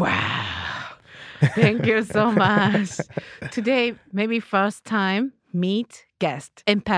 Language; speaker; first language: English; non-native, learner; Japanese